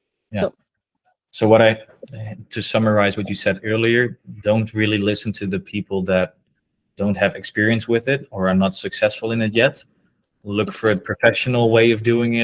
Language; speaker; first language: English; non-native, fluent; Dutch